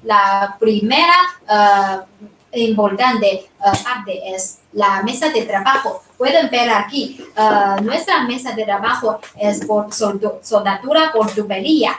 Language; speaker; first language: Spanish; non-native, fluent; Chinese